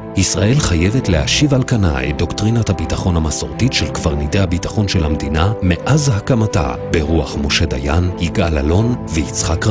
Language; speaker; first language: Hebrew; native; Hebrew